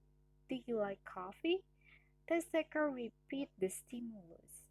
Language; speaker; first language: English; non-native, learner; Indonesian